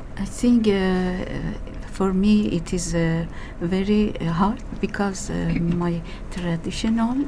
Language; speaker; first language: English; non-native, learner; Persian